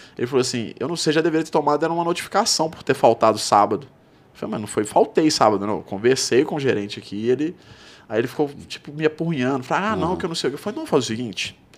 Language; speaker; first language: Portuguese; native; Portuguese